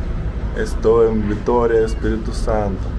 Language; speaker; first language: Portuguese; non-native, learner; Russian